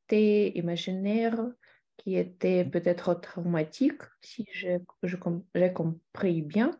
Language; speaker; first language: French; non-native, fluent; Russian